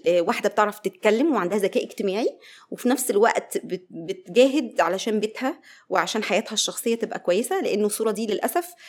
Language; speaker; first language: Arabic; native; Arabic